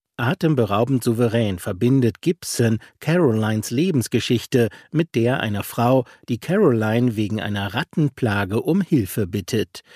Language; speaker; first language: German; native; German